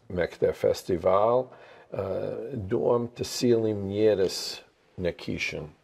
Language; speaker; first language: Albanian; early bilingual, heritage; Albanian